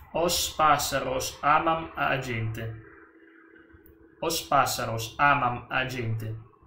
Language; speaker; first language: Portuguese; non-native, learner; Italian